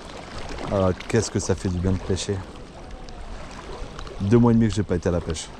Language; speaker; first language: French; native; French